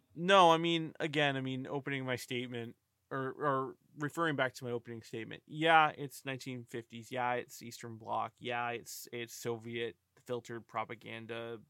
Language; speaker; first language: English; early bilingual, other home language; Polish